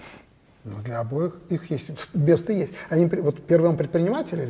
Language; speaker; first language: Russian; native; Russian